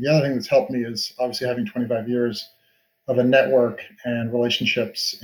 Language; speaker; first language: English; native; English